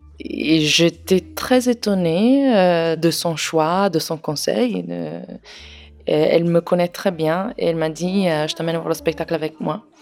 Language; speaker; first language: French; non-native, fluent; Italian